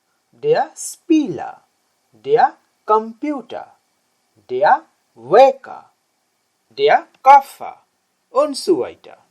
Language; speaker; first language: German; non-native, learner; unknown